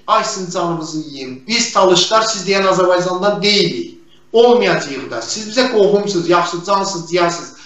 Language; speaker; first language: Azerbaijani; non-native, local second language; Talysh